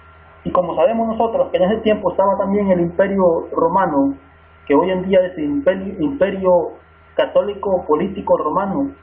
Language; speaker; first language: Spanish; native; Spanish